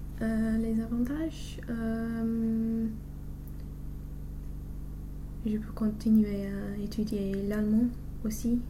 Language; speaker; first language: French; non-native, learner; English